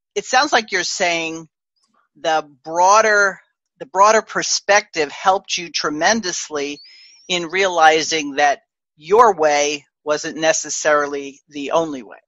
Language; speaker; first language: English; native; English